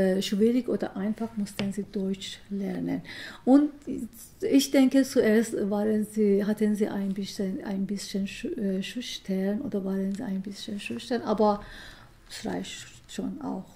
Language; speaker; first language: German; non-native, learner; Persian